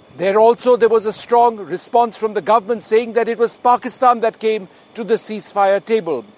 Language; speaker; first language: English; non-native, local second language; Hindi